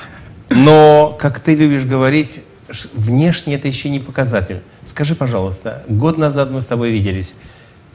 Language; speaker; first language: Russian; native; Russian